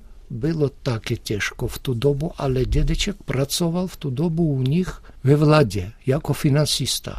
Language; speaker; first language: Czech; early bilingual, heritage; Russian